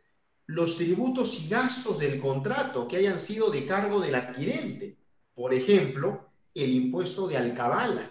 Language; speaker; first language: Spanish; native; Spanish